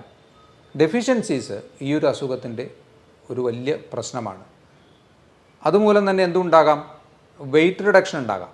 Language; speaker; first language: Malayalam; native; Malayalam